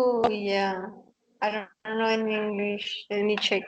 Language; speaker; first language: English; non-native, fluent; Spanish